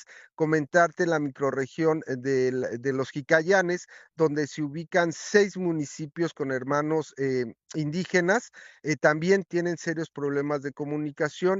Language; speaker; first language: Spanish; native; Spanish